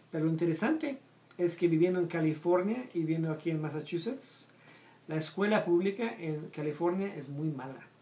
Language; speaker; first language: Spanish; native; Spanish